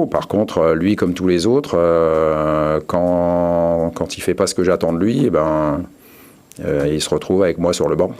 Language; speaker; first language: French; native; French